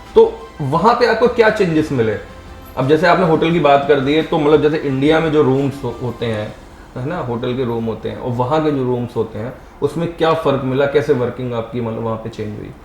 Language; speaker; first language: Hindi; native; Hindi